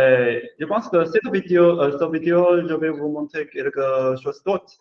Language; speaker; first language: French; non-native, learner; Chinese